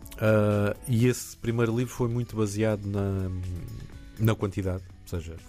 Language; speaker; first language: Portuguese; native; Portuguese